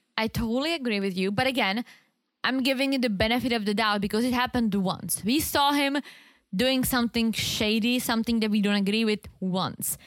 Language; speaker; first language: English; non-native, fluent; Czech